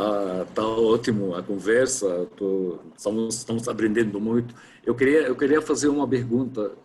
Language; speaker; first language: Portuguese; non-native, fluent; Arabic